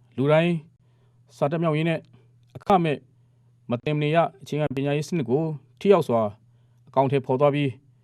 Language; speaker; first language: Burmese; non-native, local second language; Mon